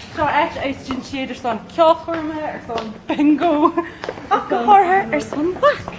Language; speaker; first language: Irish; native; Irish